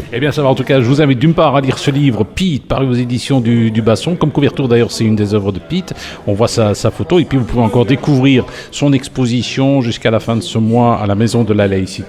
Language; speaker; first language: French; native; French